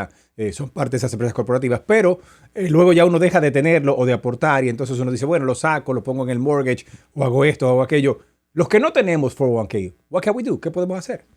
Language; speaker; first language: Spanish; native; Spanish